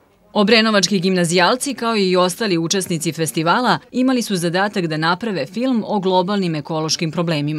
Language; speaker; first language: Serbian; native; Serbian